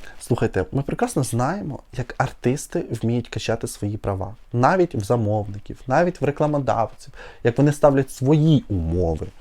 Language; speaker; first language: Ukrainian; non-native, local second language; Russian